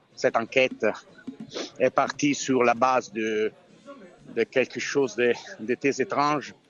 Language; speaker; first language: French; non-native, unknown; Italian